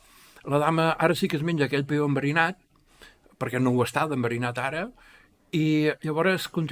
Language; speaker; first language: Catalan; native; Catalan